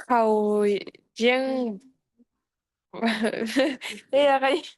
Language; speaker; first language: Chinese; non-native, learner; Kyrgyz